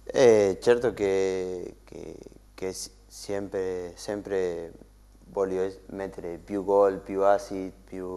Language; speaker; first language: Italian; non-native, learner; Spanish